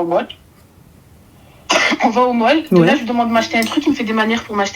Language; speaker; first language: French; native; French